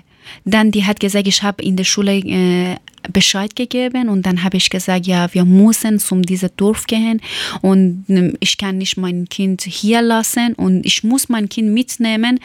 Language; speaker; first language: German; non-native, learner; Persian